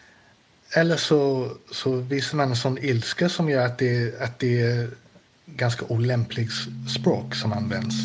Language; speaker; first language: Swedish; non-native, fluent; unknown